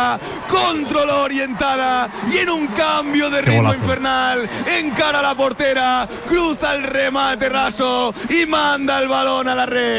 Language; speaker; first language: Spanish; native; Spanish